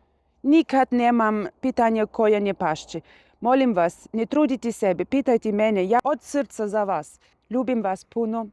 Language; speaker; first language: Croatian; non-native, learner; Russian